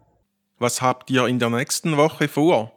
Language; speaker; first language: German; native; German